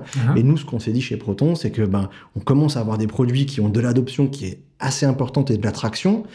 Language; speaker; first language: French; native; French